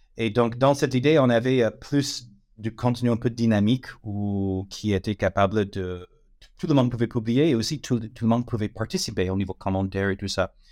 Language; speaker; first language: French; non-native, fluent; English